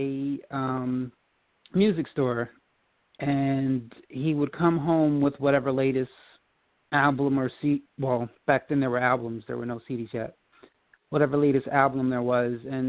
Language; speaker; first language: English; native; English